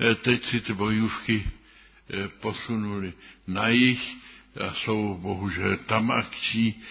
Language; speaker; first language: Czech; early bilingual, other home language; German